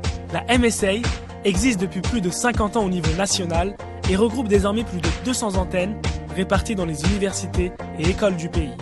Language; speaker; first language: French; native; French